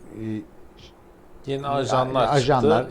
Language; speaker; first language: Turkish; native; Turkish